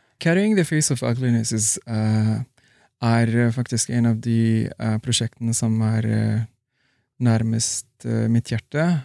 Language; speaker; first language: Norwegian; non-native, fluent; Arabic